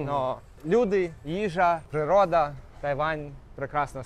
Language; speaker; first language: Ukrainian; non-native, local second language; Russian